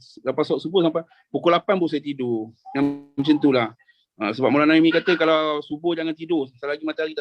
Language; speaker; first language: Indonesian; non-native, local second language; Malay